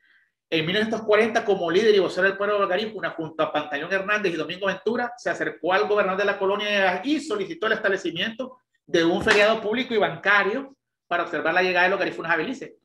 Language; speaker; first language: Spanish; native; Spanish